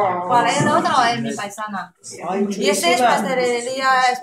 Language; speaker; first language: Spanish; non-native, learner; Chinese